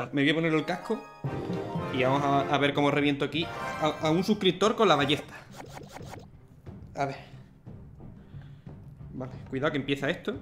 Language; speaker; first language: Spanish; native; Spanish